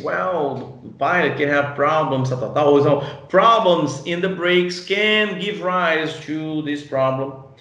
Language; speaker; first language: English; non-native, fluent; Portuguese